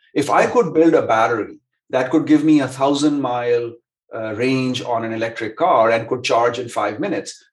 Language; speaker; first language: English; non-native, local second language; Hindi